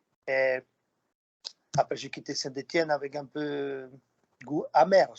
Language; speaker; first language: French; non-native, fluent; Slovak